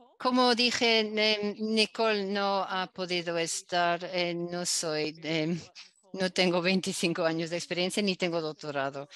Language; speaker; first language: Spanish; non-native, learner; Dutch